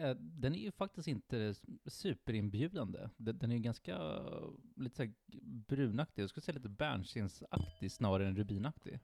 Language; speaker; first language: Swedish; early bilingual, other home language; Italian